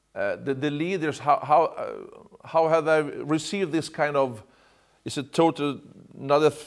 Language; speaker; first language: English; non-native, fluent; Swedish